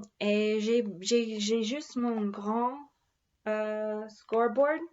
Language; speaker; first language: French; non-native, fluent; English